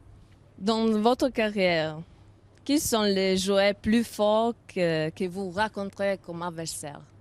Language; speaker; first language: French; non-native, learner; Italian